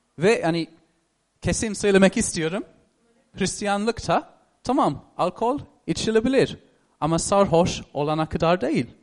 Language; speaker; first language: Turkish; non-native, fluent; English